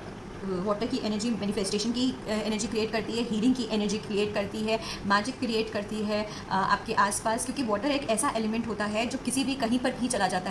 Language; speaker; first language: Hindi; native; Hindi